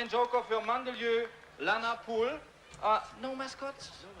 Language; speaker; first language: German; native; German